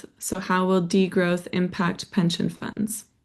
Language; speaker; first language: English; native; English